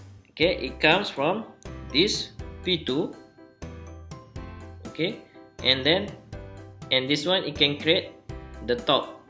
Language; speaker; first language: English; non-native, local second language; Malay